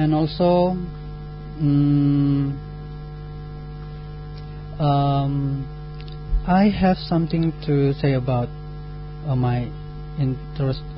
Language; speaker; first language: English; non-native, learner; Indonesian